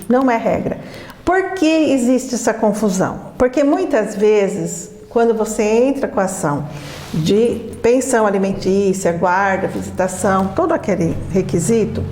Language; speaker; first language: Portuguese; native; Portuguese